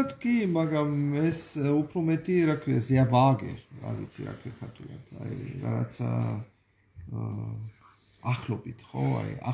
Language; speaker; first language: Georgian; non-native, learner; German